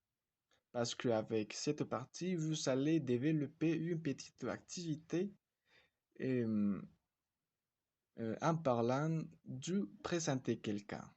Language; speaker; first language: French; non-native, fluent; Spanish